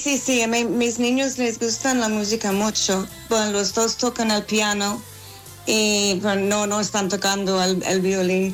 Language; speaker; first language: Spanish; non-native, learner; English